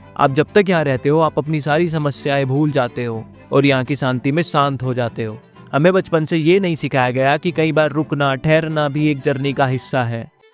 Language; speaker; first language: Hindi; native; Hindi